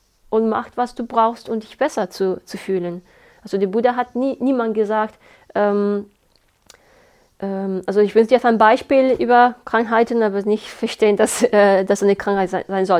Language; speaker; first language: German; non-native, fluent; Spanish